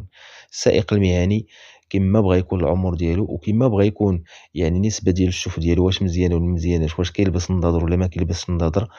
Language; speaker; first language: Arabic; native; Arabic